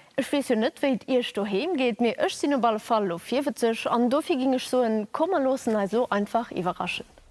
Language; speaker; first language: German; non-native, local second language; Luxembourgish